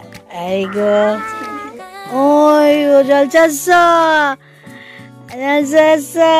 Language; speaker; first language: Korean; non-native, fluent; Filipino